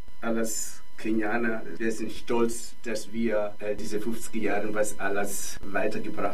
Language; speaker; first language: German; non-native, fluent; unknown